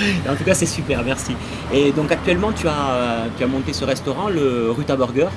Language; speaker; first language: French; native; French